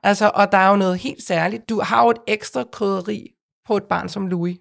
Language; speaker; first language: Danish; native; Danish